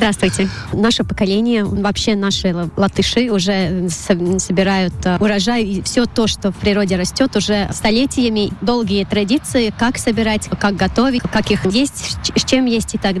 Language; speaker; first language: Russian; non-native, local second language; Latvian